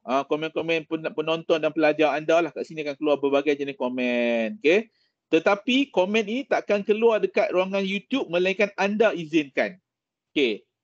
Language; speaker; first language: Malay; native; Malay